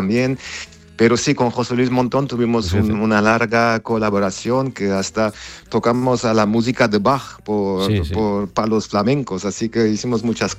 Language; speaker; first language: Spanish; non-native, fluent; Armenian